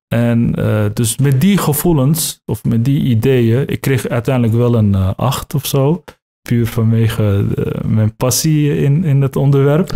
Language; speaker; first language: Dutch; early bilingual, other home language; Turkish